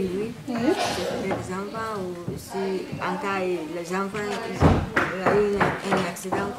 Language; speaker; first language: French; non-native, learner; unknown